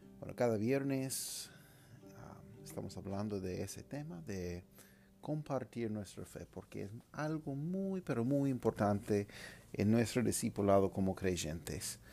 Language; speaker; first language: Spanish; non-native, fluent; English